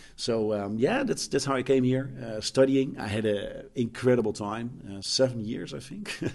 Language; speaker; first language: English; non-native, fluent; Dutch